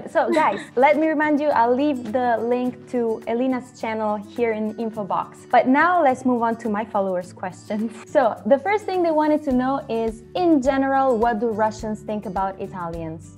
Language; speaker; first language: English; non-native, fluent; Italian